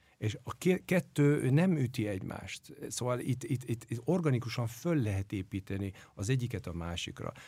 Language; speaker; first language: Hungarian; non-native, fluent; Turkish